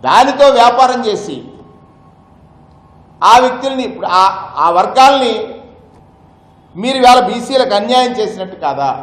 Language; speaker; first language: Telugu; native; Telugu